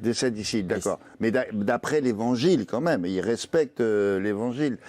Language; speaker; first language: French; native; French